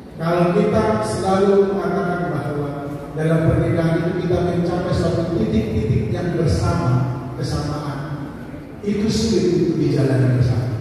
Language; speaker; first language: Indonesian; native; Indonesian